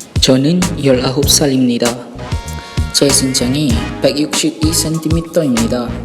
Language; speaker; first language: Korean; non-native, learner; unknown